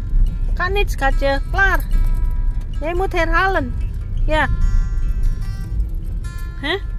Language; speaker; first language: Dutch; non-native, learner; Indonesian